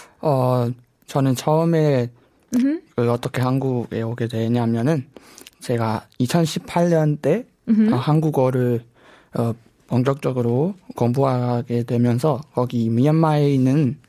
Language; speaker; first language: Korean; non-native, fluent; Burmese